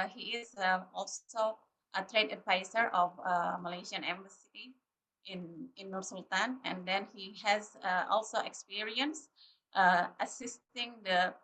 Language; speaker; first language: English; non-native, learner; Indonesian